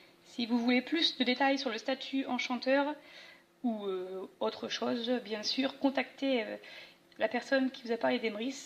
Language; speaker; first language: French; native; French